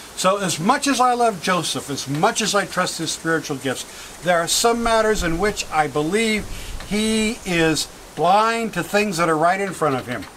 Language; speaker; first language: English; native; English